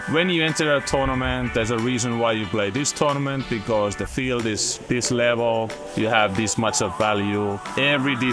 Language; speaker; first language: English; non-native, fluent; Finnish